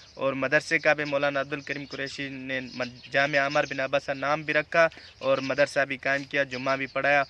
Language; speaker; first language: Urdu; non-native, local second language; Sindhi